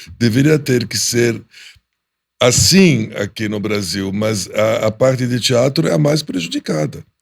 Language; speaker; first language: Portuguese; early bilingual, heritage; Portuguese